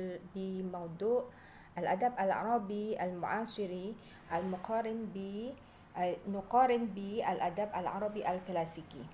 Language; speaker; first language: Arabic; non-native, fluent; Indonesian